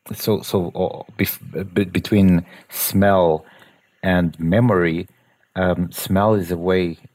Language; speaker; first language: English; non-native, fluent; Portuguese